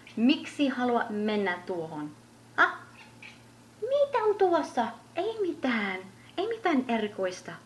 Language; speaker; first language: Finnish; non-native, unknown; English